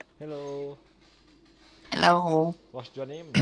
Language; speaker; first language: English; non-native, learner; Thai